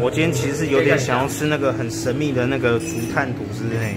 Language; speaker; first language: Chinese; native; Chinese